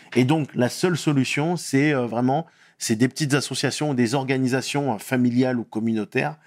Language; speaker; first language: French; native; French